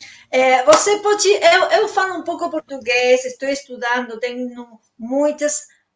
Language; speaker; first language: Portuguese; non-native, learner; Spanish